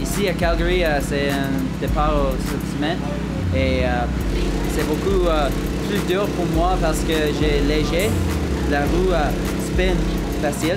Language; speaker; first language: French; non-native, local second language; English